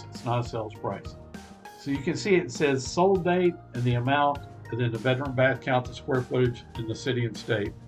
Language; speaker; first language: English; native; English